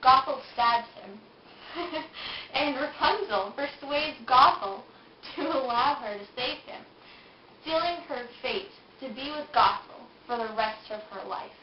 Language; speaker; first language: English; native; English